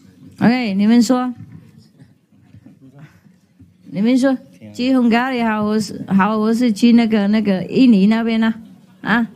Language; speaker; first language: Chinese; non-native, fluent; Vietnamese